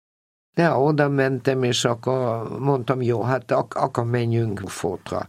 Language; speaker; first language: Hungarian; non-native, fluent; German